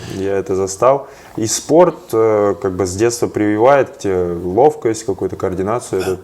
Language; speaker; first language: Russian; native; Russian